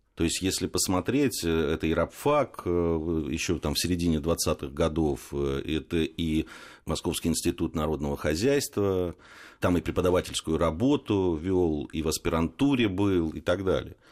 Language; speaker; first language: Russian; native; Russian